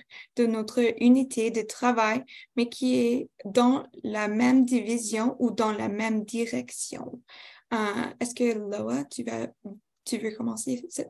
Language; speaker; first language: French; non-native, local second language; English